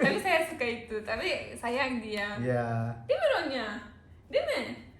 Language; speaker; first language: Indonesian; non-native, learner; Turkish